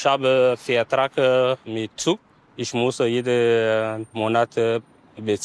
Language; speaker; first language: German; non-native, learner; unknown